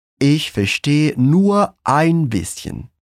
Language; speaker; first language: German; non-native, fluent; Portuguese